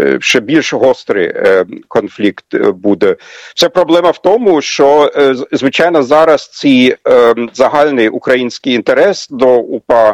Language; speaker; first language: Ukrainian; non-native, fluent; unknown